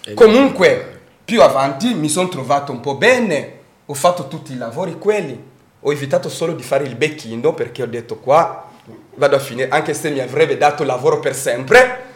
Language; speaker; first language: Italian; non-native, fluent; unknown